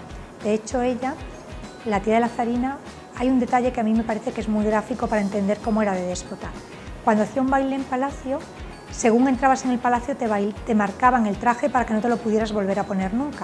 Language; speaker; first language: Spanish; native; Spanish